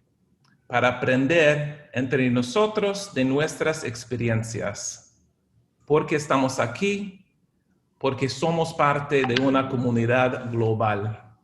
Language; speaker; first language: Spanish; non-native, fluent; English